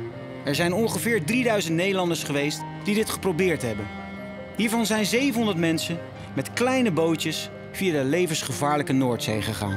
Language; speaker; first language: Dutch; native; Dutch